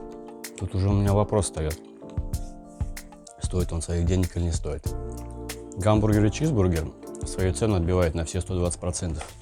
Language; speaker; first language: Russian; native; Russian